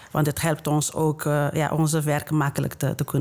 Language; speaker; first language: Dutch; non-native, fluent; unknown